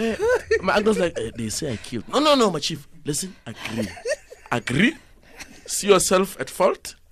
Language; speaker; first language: English; non-native, local second language; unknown